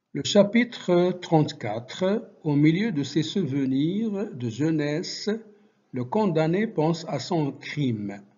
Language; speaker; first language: French; non-native, local second language; Arabic